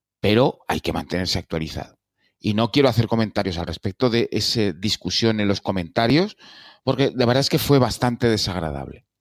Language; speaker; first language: Spanish; native; Spanish